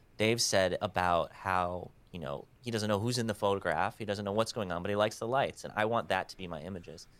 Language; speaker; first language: English; native; English